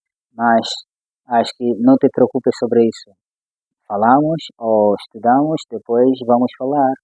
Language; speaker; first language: Portuguese; non-native, fluent; Swahili